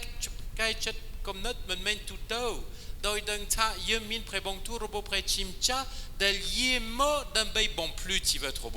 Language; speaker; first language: Khmer; non-native, fluent; French